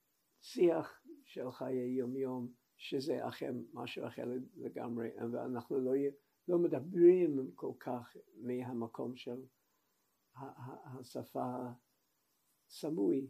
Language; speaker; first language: Hebrew; non-native, fluent; English